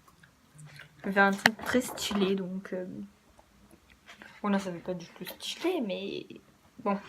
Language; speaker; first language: French; native; French